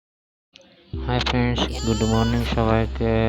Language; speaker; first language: Hindi; non-native, local second language; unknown